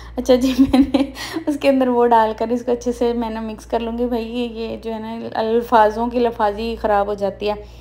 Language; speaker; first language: Urdu; native; Urdu